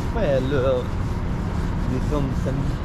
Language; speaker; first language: French; non-native, learner; Spanish